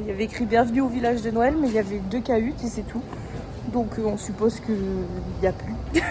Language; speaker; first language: French; native; French